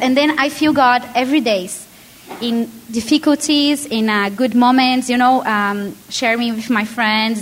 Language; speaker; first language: English; non-native, learner; Portuguese